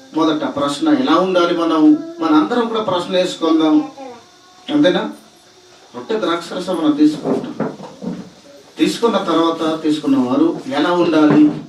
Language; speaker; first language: Telugu; non-native, local second language; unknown